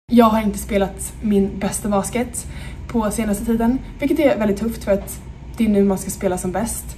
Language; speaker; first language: Swedish; native; Swedish